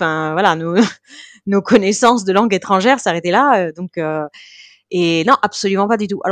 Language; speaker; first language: French; early bilingual, heritage; French